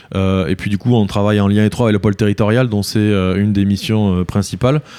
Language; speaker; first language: French; native; French